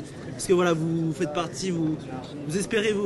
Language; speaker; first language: French; native; French